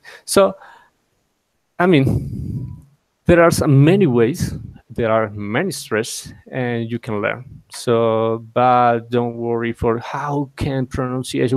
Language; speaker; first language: English; non-native, learner; Spanish